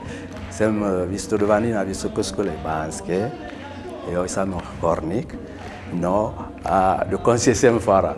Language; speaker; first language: Czech; non-native, learner; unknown